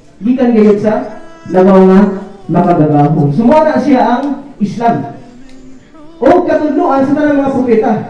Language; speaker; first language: Cebuano; non-native, local second language; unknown